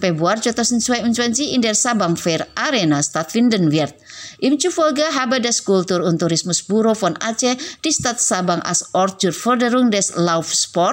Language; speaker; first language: German; non-native, fluent; Indonesian